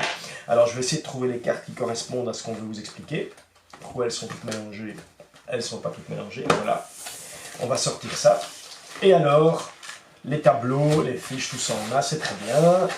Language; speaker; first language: French; native; French